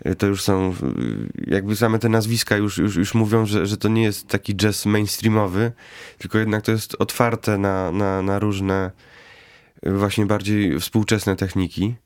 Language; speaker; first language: Polish; native; Polish